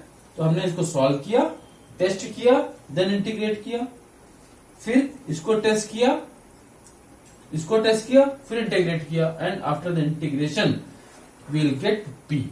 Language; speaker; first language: Hindi; native; Hindi